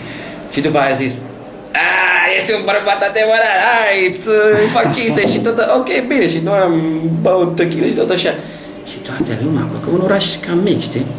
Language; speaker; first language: Romanian; non-native, learner; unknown